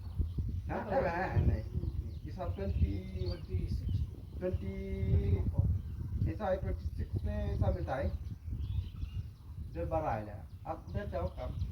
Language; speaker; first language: Hindi; non-native, learner; Malay